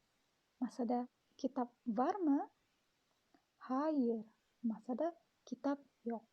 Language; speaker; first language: Turkish; non-native, fluent; Indonesian